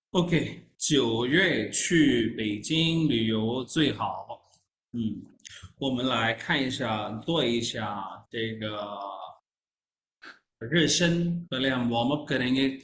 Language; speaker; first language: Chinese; non-native, fluent; Urdu